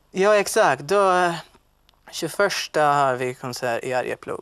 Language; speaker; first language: Swedish; non-native, fluent; Maltese